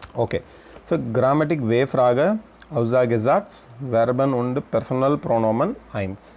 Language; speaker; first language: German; non-native, learner; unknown